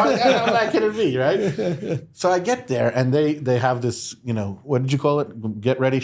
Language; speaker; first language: English; native; English